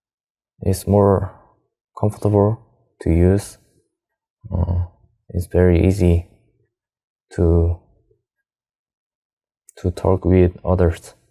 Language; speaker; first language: English; non-native, learner; Korean